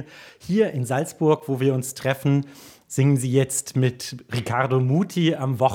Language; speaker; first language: German; native; German